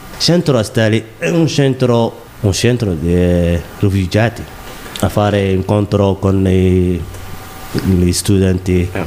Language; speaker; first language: Italian; non-native, learner; Somali